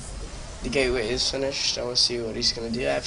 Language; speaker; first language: English; native; English